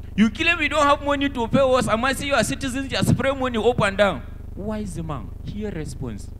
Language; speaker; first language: Nigerian Pidgin; non-native, local second language; Hausa